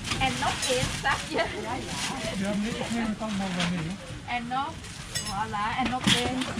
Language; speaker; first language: Dutch; non-native, learner; Thai